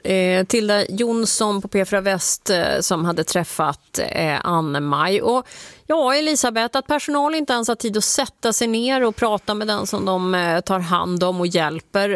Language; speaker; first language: Swedish; native; Swedish